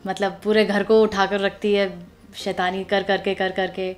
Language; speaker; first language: Hindi; native; Hindi